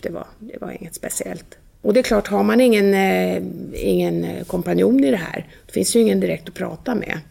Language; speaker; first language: Swedish; native; Swedish